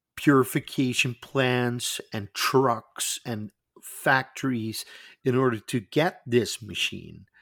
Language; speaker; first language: English; non-native, fluent; Dutch